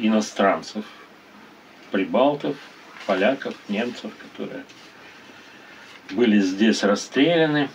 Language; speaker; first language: Russian; native; Russian